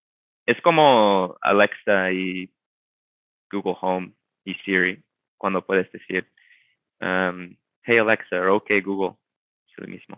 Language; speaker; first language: Spanish; non-native, fluent; English